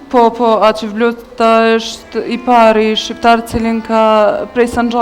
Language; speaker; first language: Albanian; non-native, learner; Bosnian